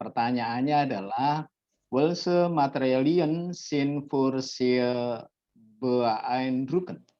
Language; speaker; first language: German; non-native, fluent; Indonesian